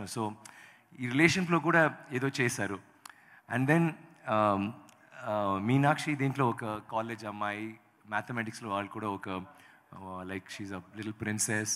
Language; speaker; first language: Telugu; non-native, local second language; Tamil